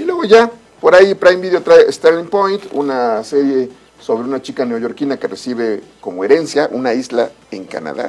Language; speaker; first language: Spanish; native; Spanish